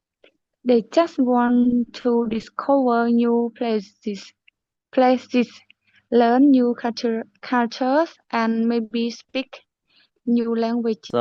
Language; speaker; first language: English; non-native, learner; Khmer